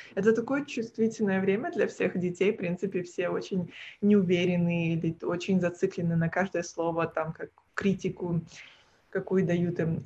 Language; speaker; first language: Russian; early bilingual, heritage; Russian